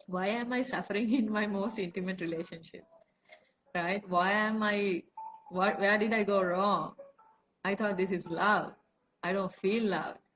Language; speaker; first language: English; non-native, local second language; Sinhala